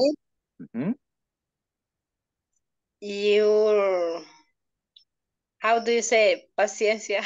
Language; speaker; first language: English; non-native, learner; Spanish